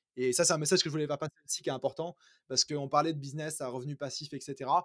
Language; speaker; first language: French; native; French